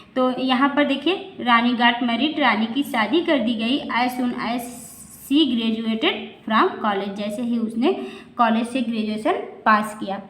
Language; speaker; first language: Hindi; native; Hindi